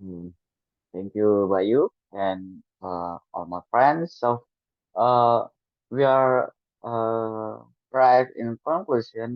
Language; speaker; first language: English; non-native, learner; Indonesian